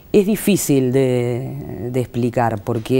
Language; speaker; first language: Spanish; native; Spanish